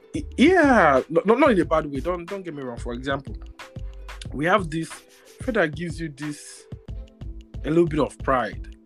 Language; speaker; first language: English; non-native, local second language; Igbo